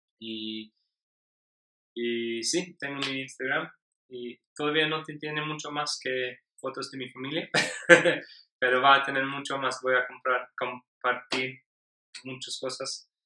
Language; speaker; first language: Spanish; non-native, learner; English